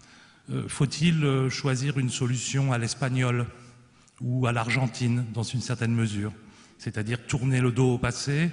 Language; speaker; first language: French; native; French